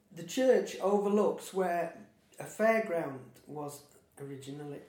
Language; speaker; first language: English; native; English